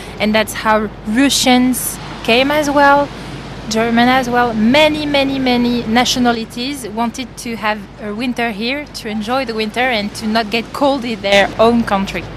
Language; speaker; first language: English; non-native, fluent; French